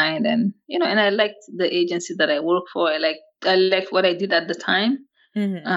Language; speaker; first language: English; non-native, fluent; Wolof